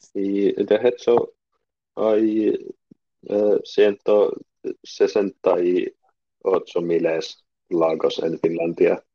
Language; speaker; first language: Spanish; non-native, learner; Finnish